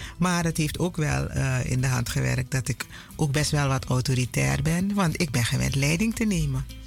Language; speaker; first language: Dutch; native; Dutch